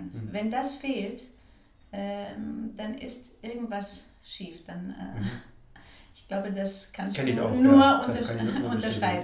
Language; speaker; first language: German; non-native, fluent; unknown